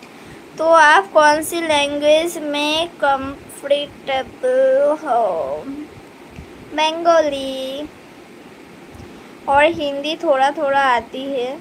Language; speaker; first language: Hindi; non-native, local second language; Bangla